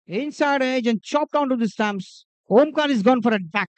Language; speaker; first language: English; non-native, local second language; Marathi